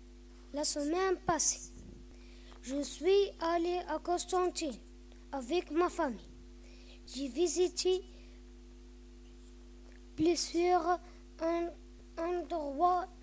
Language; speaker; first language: French; non-native, learner; Arabic